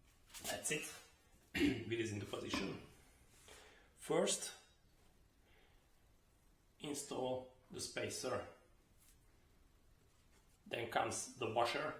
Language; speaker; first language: English; non-native, fluent; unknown